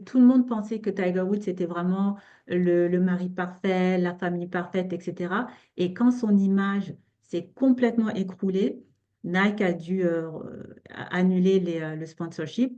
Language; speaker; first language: French; native; French